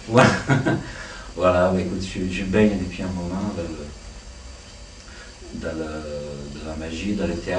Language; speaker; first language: French; non-native, fluent; Italian